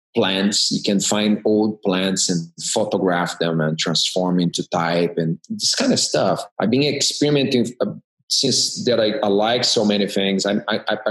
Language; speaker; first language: English; non-native, fluent; Portuguese